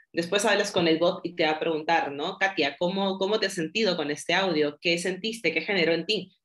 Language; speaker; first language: Spanish; native; Spanish